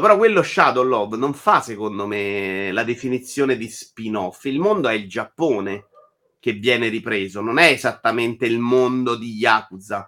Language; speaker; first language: Italian; native; Italian